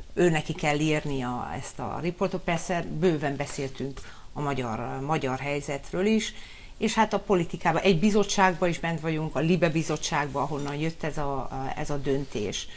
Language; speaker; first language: Hungarian; early bilingual, heritage; Hungarian